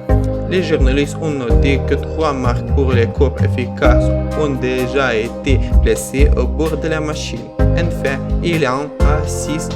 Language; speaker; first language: French; non-native, fluent; Ukrainian